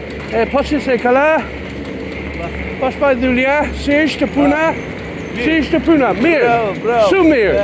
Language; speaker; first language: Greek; non-native, learner; English